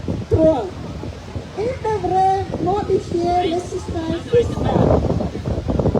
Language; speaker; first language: French; non-native, fluent; Khmer